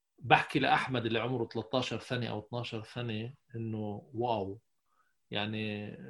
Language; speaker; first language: Arabic; native; Arabic